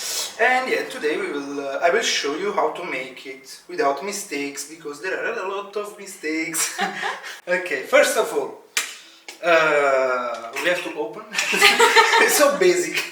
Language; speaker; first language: English; non-native, fluent; Italian